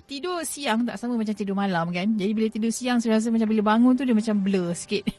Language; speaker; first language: Malay; native; Malay